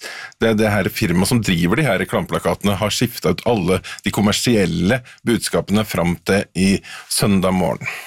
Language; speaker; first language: Norwegian; native; Norwegian